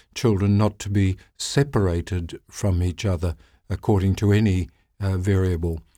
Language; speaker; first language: English; native; English